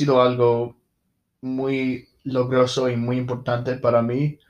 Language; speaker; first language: Spanish; non-native, fluent; English